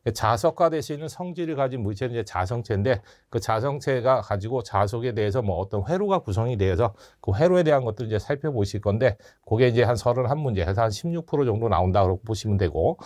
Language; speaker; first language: Korean; native; Korean